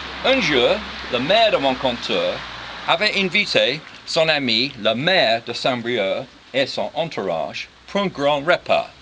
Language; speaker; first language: French; non-native, learner; English